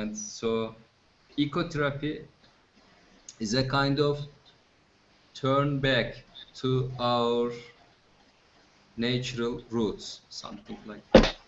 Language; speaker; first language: English; non-native, fluent; Turkish